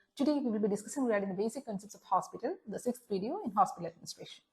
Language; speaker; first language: English; non-native, local second language; Malayalam